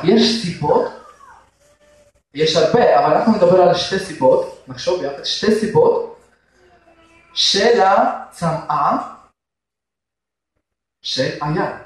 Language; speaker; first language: Hebrew; non-native, fluent; Russian